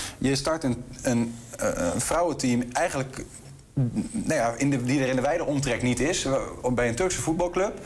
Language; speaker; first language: Dutch; native; Dutch